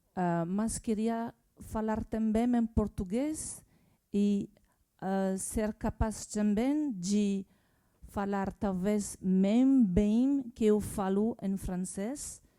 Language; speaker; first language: Portuguese; non-native, learner; French